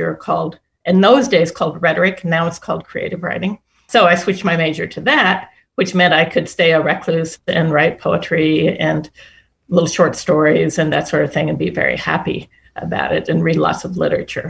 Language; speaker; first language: English; native; English